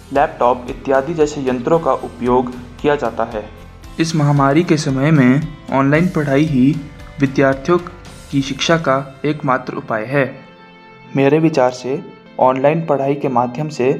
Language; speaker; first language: Hindi; native; Hindi